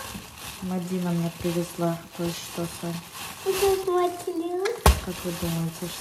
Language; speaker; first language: Russian; native; Russian